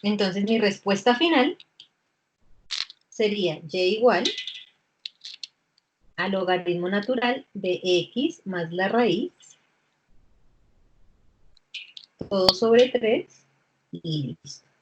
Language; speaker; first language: Spanish; native; Spanish